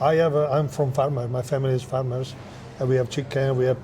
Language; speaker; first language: English; non-native, fluent; Italian